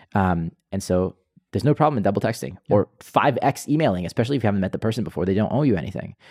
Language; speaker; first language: English; non-native, fluent; Hebrew